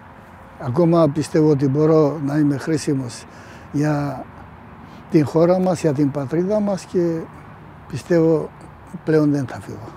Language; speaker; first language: Greek; non-native, fluent; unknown